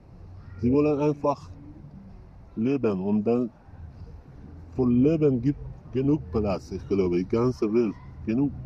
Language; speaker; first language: German; non-native, learner; Persian